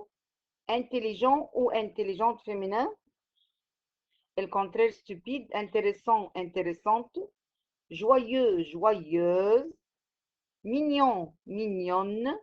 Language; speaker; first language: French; non-native, fluent; Arabic